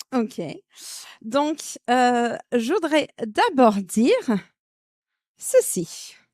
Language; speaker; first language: French; non-native, fluent; English